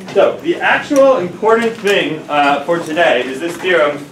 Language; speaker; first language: English; native; English